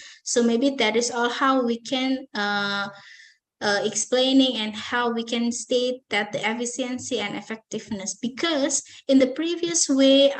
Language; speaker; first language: English; non-native, fluent; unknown